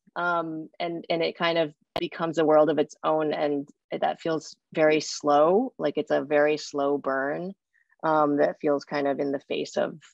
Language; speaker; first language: English; native; English